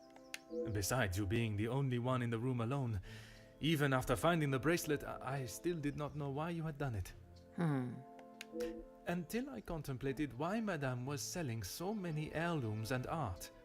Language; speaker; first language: English; non-native, learner; Japanese